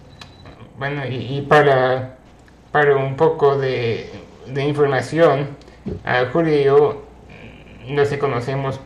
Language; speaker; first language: Spanish; non-native, fluent; English